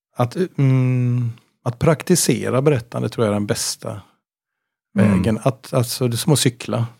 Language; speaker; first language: Swedish; native; Swedish